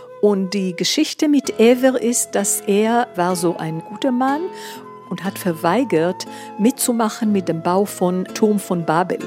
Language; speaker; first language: German; non-native, fluent; Hebrew